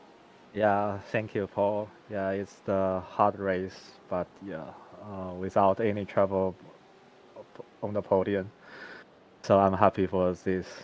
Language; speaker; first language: English; non-native, learner; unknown